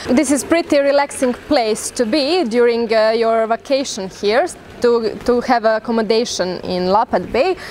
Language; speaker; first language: English; non-native, fluent; Croatian